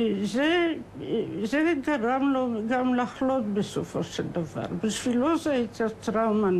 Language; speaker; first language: Hebrew; non-native, fluent; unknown